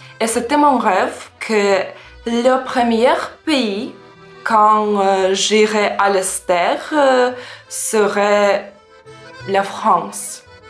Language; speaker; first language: French; non-native, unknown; Russian